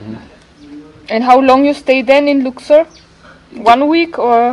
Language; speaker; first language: English; non-native, learner; German